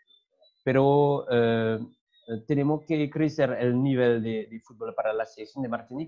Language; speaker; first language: Spanish; non-native, learner; French